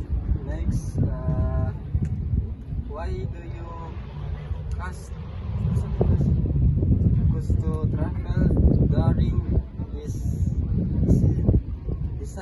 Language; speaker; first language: English; non-native, learner; Indonesian